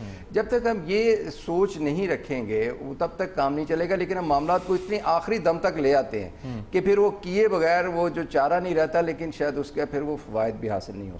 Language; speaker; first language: Urdu; native; Urdu